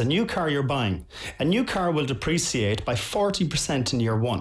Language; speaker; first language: English; native; English